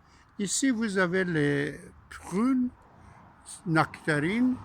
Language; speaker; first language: French; non-native, fluent; Persian